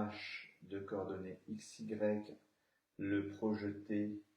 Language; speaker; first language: French; native; French